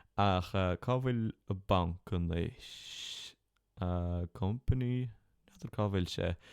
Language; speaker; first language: Irish; native; Irish